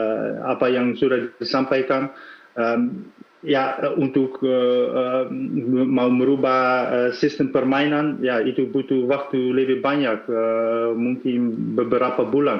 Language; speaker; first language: Indonesian; non-native, fluent; Dutch